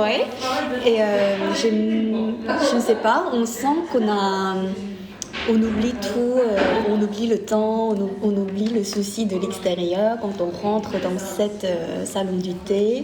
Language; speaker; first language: French; non-native, fluent; Korean